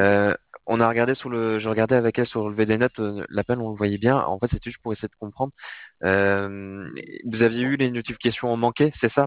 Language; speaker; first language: French; native; French